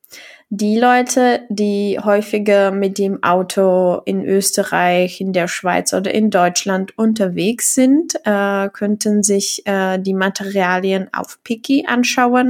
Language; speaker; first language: German; non-native, fluent; Czech